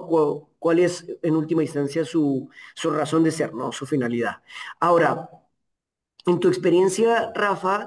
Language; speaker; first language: Spanish; native; Spanish